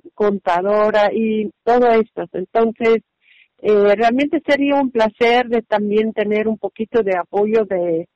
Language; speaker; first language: Spanish; non-native, fluent; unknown